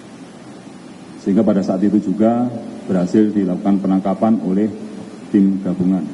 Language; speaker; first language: Indonesian; native; Indonesian